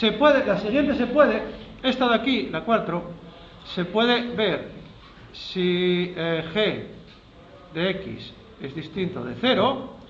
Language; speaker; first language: Spanish; native; Spanish